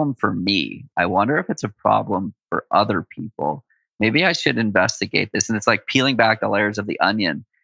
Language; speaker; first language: English; native; English